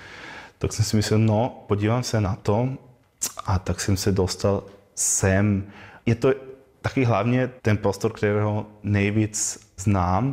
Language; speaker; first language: Czech; non-native, learner; German